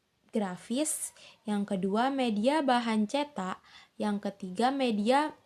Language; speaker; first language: Indonesian; native; Indonesian